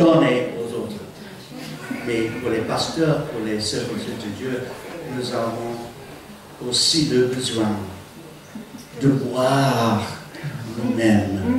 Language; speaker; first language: French; non-native, fluent; English